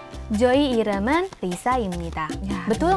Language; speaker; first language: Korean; non-native, learner; Indonesian